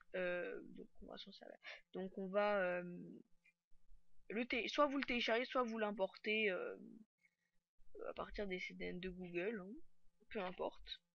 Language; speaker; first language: French; native; French